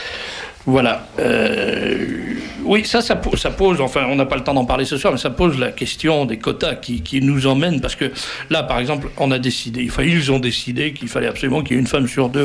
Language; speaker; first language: French; native; French